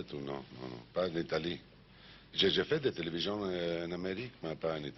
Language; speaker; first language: French; non-native, learner; Spanish